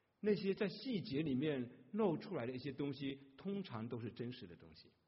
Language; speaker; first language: Chinese; non-native, local second language; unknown